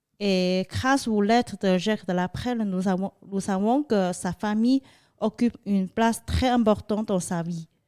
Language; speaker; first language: French; non-native, fluent; Chinese